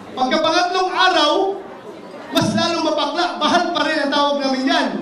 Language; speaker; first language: Filipino; non-native, local second language; Cebuano